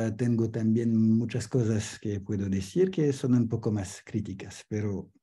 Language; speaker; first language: Spanish; non-native, learner; French